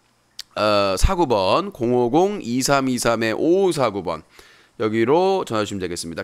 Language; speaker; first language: Korean; native; Korean